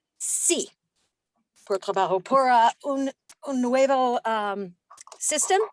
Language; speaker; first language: Spanish; non-native, learner; English